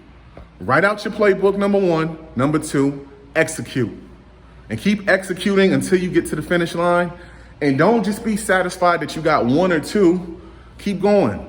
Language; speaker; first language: English; native; English